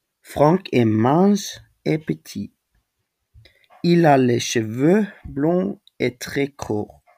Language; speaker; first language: French; non-native, learner; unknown